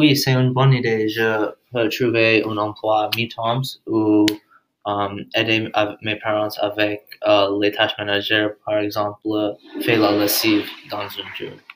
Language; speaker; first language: French; non-native, learner; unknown